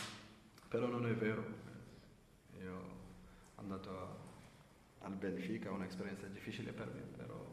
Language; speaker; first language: Italian; non-native, learner; French